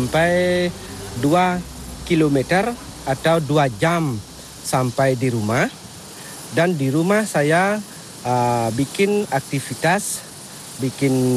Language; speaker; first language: Indonesian; non-native, local second language; Balinese